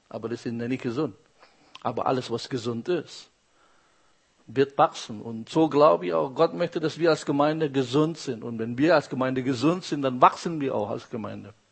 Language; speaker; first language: German; non-native, fluent; Indonesian